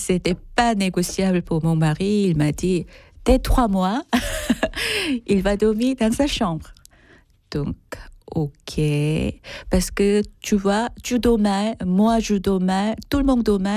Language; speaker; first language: French; non-native, fluent; Korean